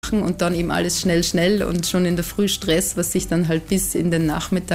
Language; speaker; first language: German; native; German